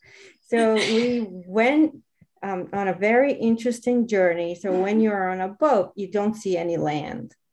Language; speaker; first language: English; non-native, fluent; Bulgarian